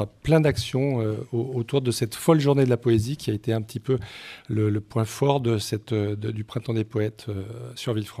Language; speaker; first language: French; native; French